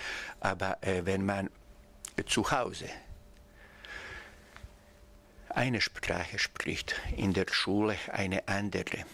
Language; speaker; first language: German; non-native, fluent; Bosnian